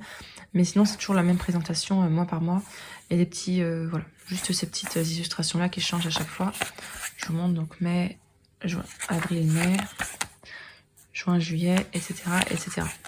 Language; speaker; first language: French; native; French